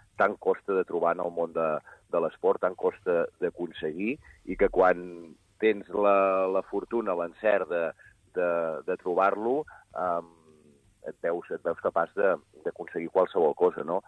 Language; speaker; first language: Catalan; native; Catalan